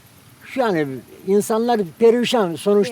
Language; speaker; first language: Turkish; native; Turkish